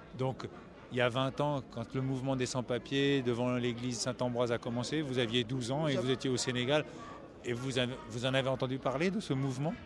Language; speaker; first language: French; native; French